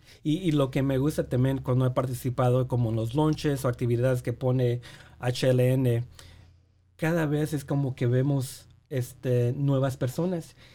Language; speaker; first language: Spanish; early bilingual, heritage; Spanish